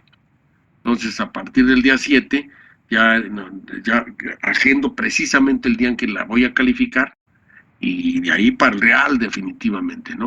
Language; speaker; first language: Spanish; native; Spanish